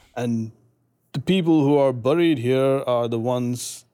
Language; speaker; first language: English; non-native, local second language; Tamil